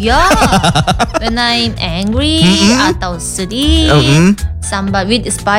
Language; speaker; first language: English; non-native, learner; Korean